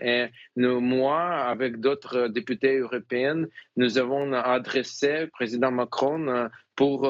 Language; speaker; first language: French; non-native, fluent; Ukrainian